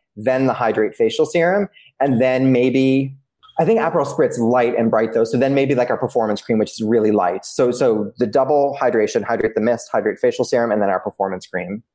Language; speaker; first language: English; early bilingual, other home language; Italian